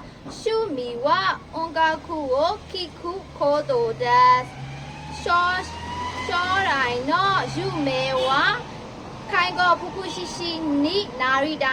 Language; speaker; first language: Japanese; non-native, learner; Burmese